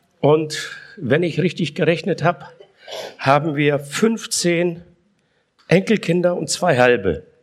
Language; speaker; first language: German; early bilingual, other home language; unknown